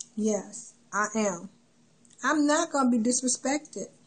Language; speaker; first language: English; native; English